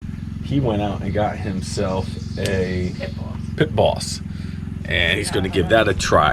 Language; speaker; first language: English; native; English